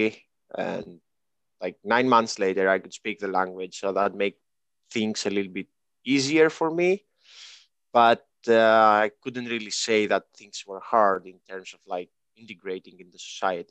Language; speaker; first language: English; non-native, fluent; Greek